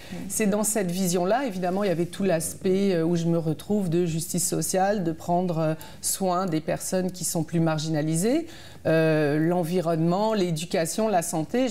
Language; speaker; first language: French; native; French